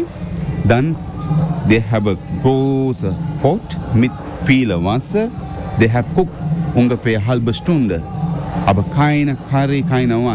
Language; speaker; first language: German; non-native, learner; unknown